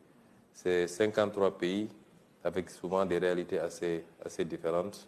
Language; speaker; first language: French; non-native, local second language; Wolof